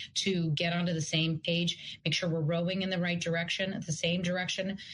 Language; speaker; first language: English; non-native, fluent; Russian